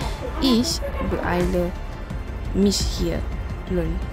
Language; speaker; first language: German; non-native, learner; Malay